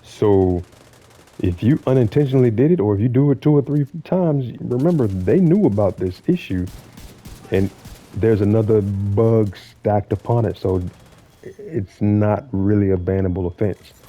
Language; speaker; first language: English; native; English